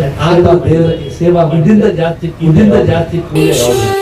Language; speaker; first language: Kannada; non-native, local second language; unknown